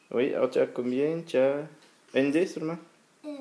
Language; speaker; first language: French; native; French